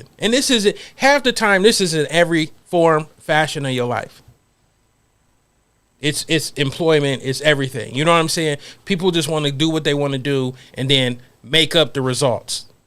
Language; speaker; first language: English; native; English